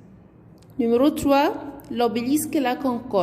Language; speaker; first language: French; non-native, fluent; Arabic